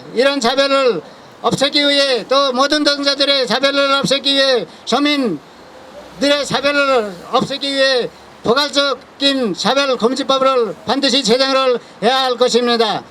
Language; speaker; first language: Korean; non-native, fluent; Nepali